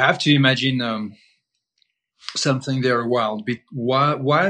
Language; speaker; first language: English; non-native, fluent; French